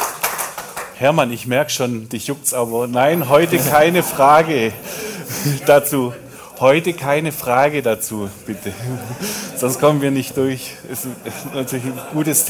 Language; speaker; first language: German; native; German